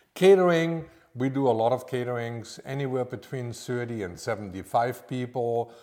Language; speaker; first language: English; non-native, fluent; German